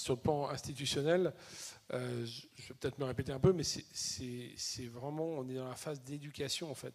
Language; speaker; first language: French; native; French